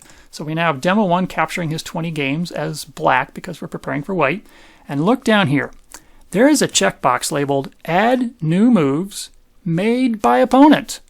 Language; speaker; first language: English; native; English